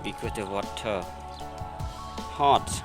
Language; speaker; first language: English; non-native, learner; Khmer